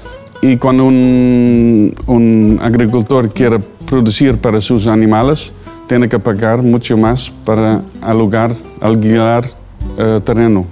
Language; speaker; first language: Spanish; non-native, learner; Dutch